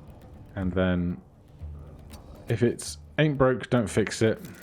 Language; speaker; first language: English; native; English